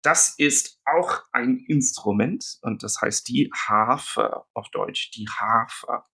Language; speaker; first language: German; non-native, fluent; English